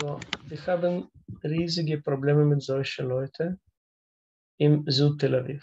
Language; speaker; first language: German; non-native, learner; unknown